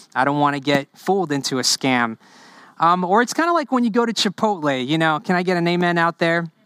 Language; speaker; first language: English; early bilingual, other home language; Spanish